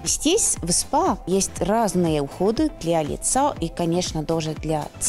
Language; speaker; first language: Russian; non-native, local second language; Estonian